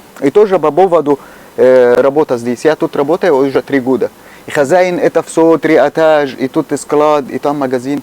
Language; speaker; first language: Russian; non-native, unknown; Arabic